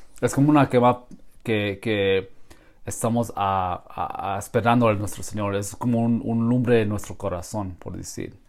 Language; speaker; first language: Spanish; non-native, learner; English